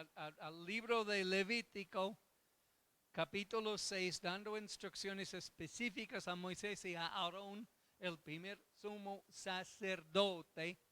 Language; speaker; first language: Spanish; non-native, fluent; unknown